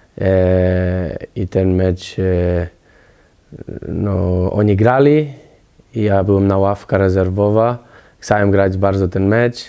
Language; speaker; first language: Polish; non-native, learner; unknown